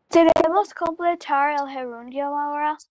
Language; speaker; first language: Spanish; non-native, learner; English